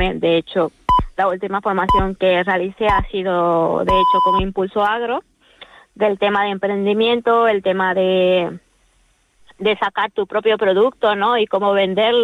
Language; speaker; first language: Spanish; native; Spanish